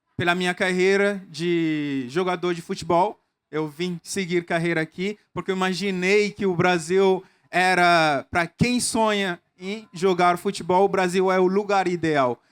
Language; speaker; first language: Portuguese; non-native, fluent; Mossi